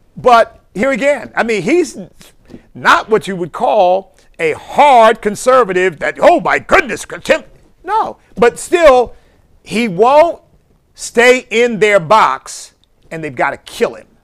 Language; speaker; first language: English; native; English